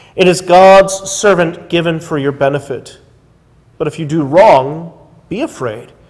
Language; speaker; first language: English; native; English